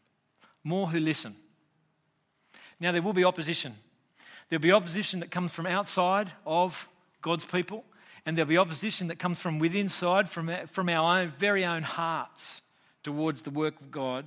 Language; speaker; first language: English; native; English